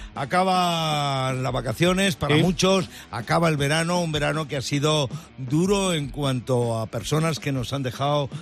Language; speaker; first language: Spanish; native; Spanish